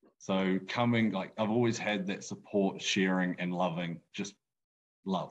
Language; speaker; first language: English; native; English